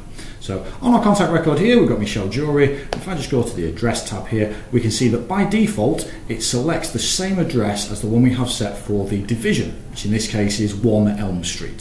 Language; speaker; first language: English; native; English